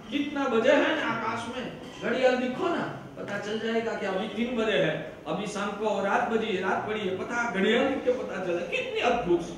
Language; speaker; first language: Hindi; non-native, local second language; Gujarati